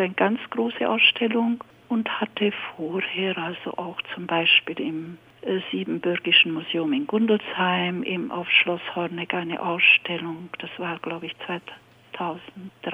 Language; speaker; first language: German; native; German